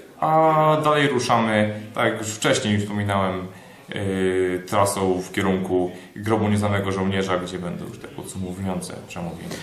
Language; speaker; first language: Polish; native; Polish